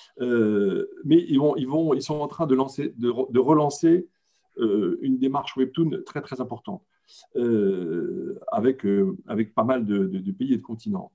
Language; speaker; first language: French; native; French